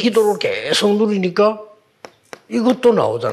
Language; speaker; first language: Korean; native; Korean